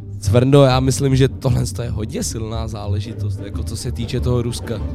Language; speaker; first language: Czech; native; Czech